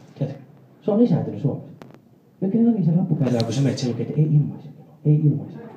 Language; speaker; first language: Finnish; early bilingual, other home language; Persian